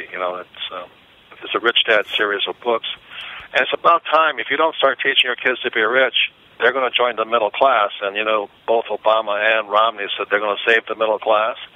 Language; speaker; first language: English; native; English